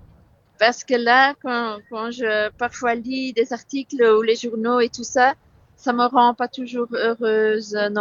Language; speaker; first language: French; non-native, fluent; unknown